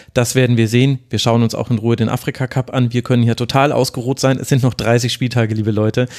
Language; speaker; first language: German; native; German